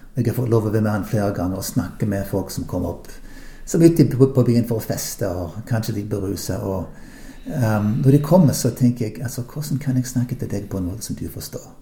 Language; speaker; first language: Norwegian; non-native, fluent; English